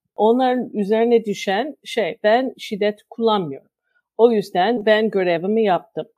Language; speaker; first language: Turkish; non-native, fluent; English